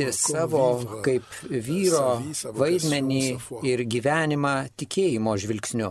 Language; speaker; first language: Lithuanian; non-native, fluent; Italian